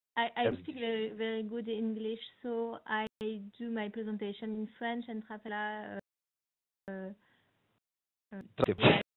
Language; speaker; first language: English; non-native, learner; French